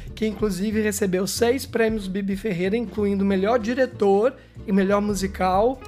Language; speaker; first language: Portuguese; native; Portuguese